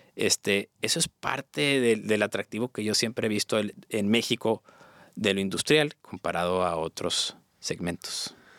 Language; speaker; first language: Spanish; native; Spanish